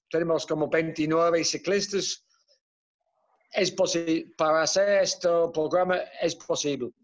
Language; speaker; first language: Spanish; non-native, fluent; Dutch